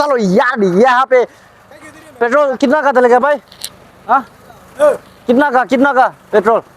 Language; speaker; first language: Hindi; non-native, local second language; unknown